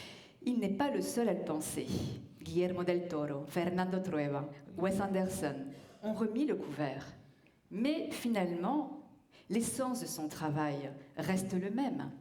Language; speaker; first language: French; native; French